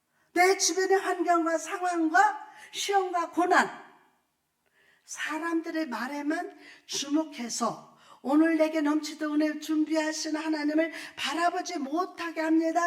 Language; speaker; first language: Korean; native; Korean